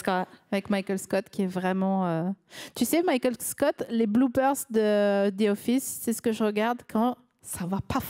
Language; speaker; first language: French; native; French